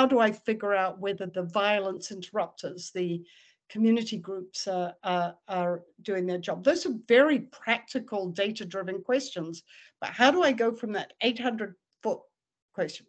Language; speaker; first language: English; native; English